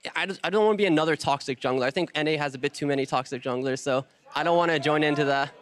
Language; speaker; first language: English; native; English